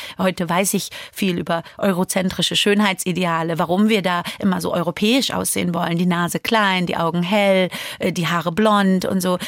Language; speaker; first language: German; early bilingual, other home language; Persian